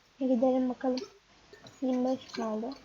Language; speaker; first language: Turkish; native; Turkish